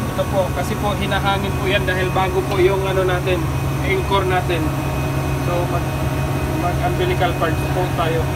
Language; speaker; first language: Filipino; non-native, local second language; Cebuano